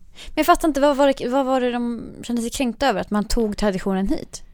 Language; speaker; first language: Swedish; native; Swedish